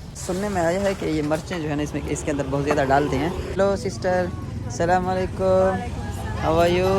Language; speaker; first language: Urdu; non-native, local second language; Saraiki